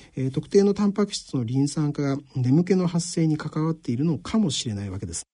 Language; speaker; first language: Japanese; native; Japanese